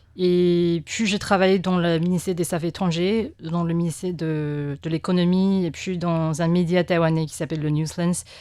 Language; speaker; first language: French; non-native, fluent; Chinese